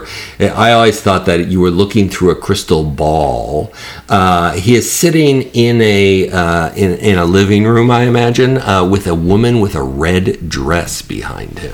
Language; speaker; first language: English; native; English